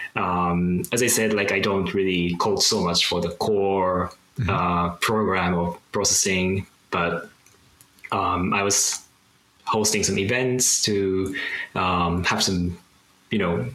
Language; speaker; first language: English; non-native, fluent; Japanese